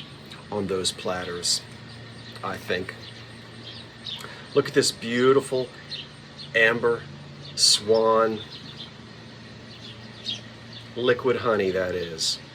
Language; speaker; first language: English; native; English